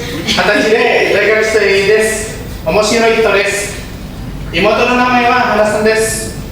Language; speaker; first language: Japanese; non-native, learner; Indonesian